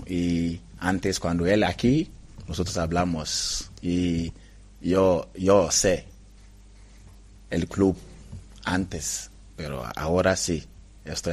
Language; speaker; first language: Spanish; non-native, learner; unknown